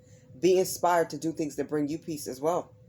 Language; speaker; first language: English; native; English